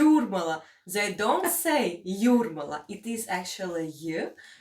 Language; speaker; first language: English; non-native, fluent; Latvian